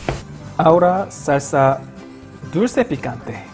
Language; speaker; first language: Spanish; non-native, local second language; Korean